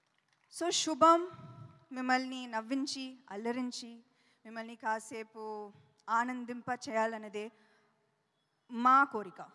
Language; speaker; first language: Telugu; non-native, fluent; Tamil